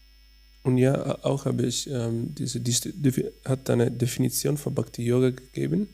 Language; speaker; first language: German; non-native, learner; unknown